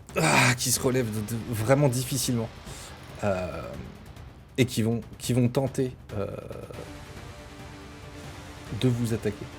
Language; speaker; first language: French; native; French